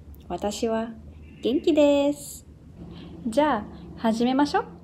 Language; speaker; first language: Japanese; non-native, fluent; Arabic